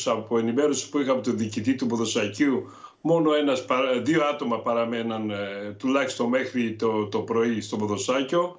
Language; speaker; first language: Greek; native; Greek